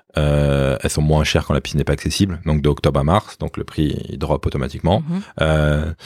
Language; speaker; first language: French; native; French